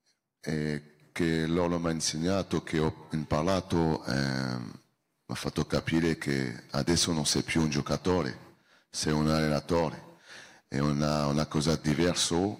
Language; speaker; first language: Italian; non-native, learner; French